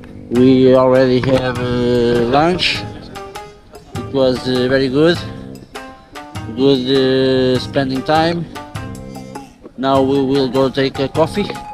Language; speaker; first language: English; non-native, learner; Portuguese